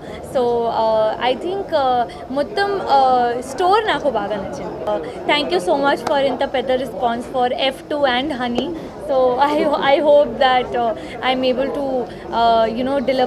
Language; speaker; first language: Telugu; non-native, learner; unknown